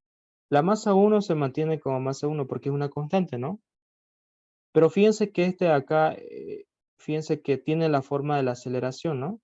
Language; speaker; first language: Spanish; native; Spanish